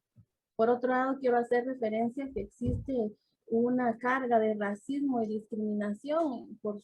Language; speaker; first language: Spanish; native; Spanish